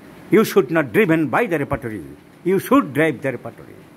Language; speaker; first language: English; non-native, local second language; Bangla